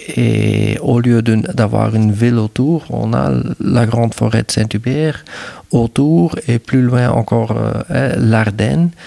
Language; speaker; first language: French; non-native, local second language; Dutch